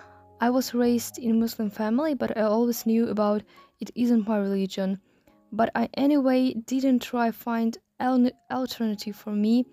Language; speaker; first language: English; non-native, learner; Russian